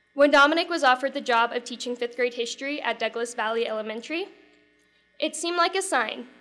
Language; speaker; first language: English; native; English